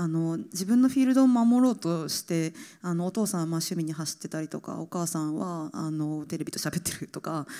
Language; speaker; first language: Japanese; native; Japanese